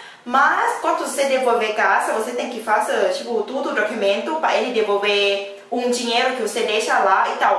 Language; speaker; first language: Portuguese; non-native, learner; Thai